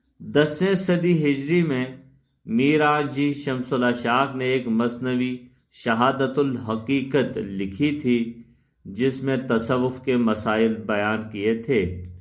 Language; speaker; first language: Urdu; non-native, local second language; Kashmiri